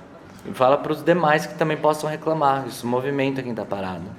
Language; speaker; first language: Portuguese; native; Portuguese